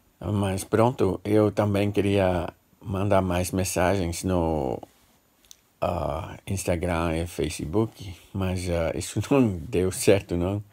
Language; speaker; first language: Portuguese; non-native, learner; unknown